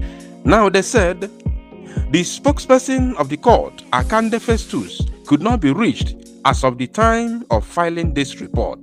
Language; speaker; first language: English; non-native, local second language; Igbo